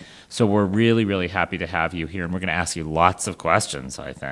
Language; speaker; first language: English; native; English